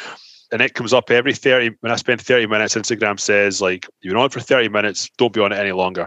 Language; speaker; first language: English; native; English